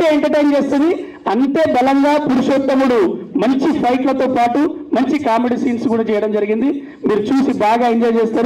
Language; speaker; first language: Telugu; native; Telugu